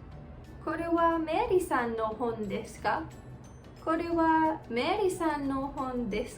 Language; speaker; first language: Japanese; non-native, fluent; English